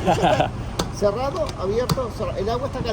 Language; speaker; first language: Spanish; native; Spanish